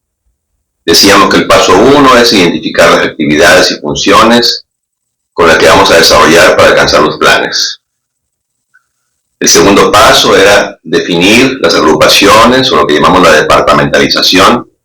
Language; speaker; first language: Spanish; native; Spanish